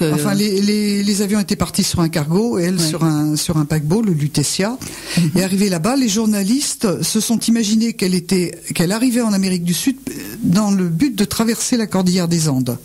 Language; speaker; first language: French; native; French